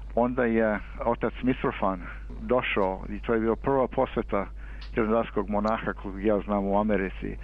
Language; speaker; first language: Serbian; early bilingual, heritage; Serbian